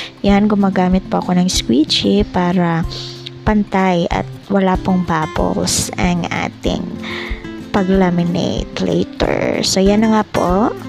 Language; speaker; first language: Filipino; non-native, local second language; Cebuano